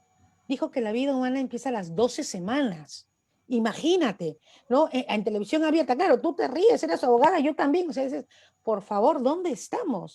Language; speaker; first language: Spanish; native; Spanish